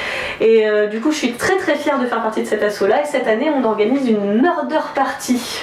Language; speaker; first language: French; native; French